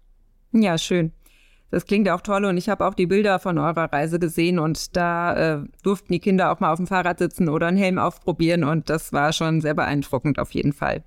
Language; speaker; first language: German; native; German